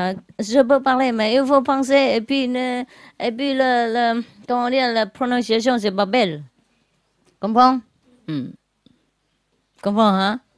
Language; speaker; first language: French; non-native, learner; Vietnamese